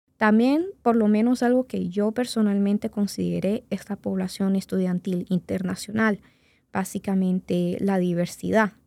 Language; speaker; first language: Spanish; native; Spanish